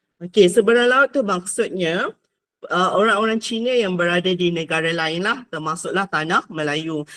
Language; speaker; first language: Malay; native; Malay